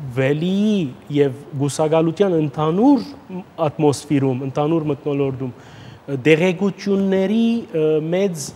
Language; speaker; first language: Armenian; early bilingual, heritage; Armenian